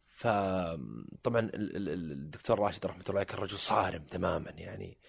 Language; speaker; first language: Arabic; native; Arabic